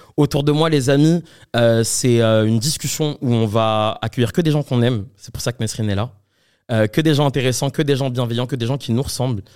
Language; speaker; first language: French; native; French